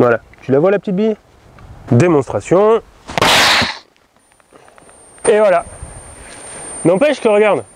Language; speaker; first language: French; native; French